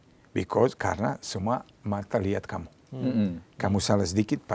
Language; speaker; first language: Indonesian; non-native, learner; Serbian